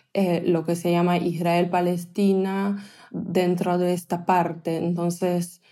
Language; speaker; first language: Spanish; non-native, fluent; Hebrew